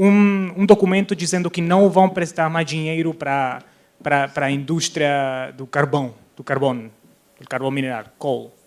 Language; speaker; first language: Portuguese; non-native, fluent; Spanish